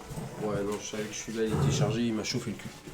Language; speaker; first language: French; native; French